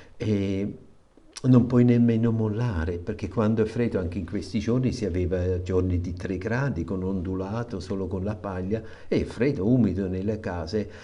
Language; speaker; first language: Italian; non-native, fluent; German